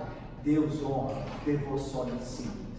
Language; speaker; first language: Portuguese; native; Portuguese